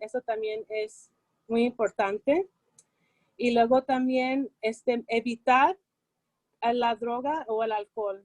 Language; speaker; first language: Spanish; early bilingual, heritage; Spanish